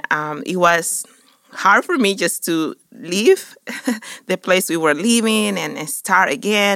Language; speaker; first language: English; non-native, fluent; Spanish